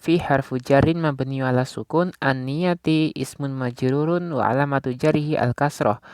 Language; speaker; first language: Arabic; non-native, fluent; Indonesian